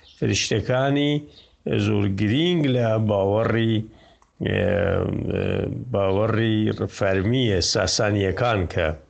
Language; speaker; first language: Central Kurdish; non-native, local second language; Southern Kurdish